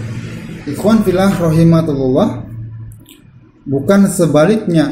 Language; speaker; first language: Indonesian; native; Indonesian